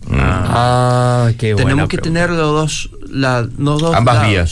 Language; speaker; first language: Spanish; non-native, fluent; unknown